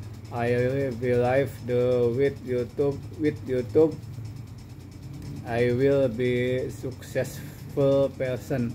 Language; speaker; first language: English; non-native, learner; Indonesian